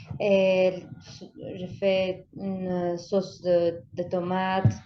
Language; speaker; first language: French; non-native, learner; Spanish